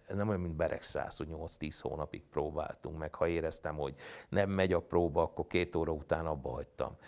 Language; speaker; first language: Hungarian; native; Hungarian